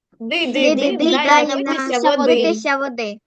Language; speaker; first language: Ukrainian; native; Ukrainian